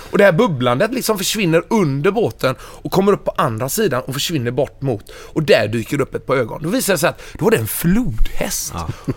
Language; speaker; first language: Swedish; native; Swedish